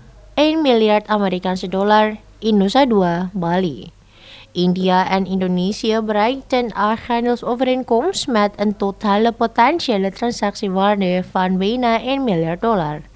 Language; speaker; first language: Dutch; non-native, fluent; Indonesian